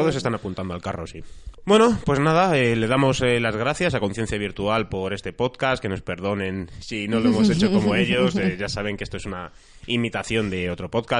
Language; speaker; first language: Spanish; native; Spanish